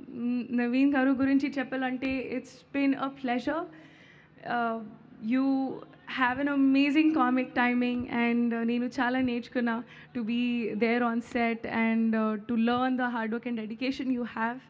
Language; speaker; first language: Telugu; non-native, learner; Hindi